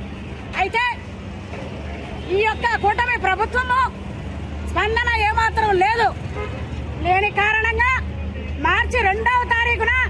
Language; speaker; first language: Telugu; native; Telugu